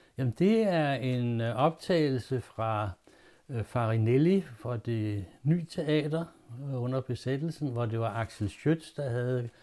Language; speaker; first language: Danish; native; Danish